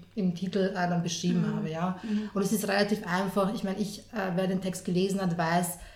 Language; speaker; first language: German; early bilingual, other home language; Serbian